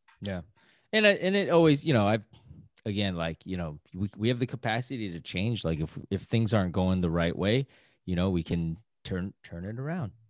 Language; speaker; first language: English; native; English